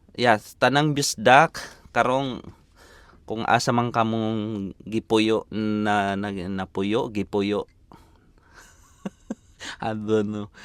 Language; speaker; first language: Filipino; native; Filipino